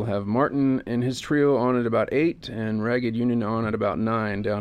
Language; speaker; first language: English; native; English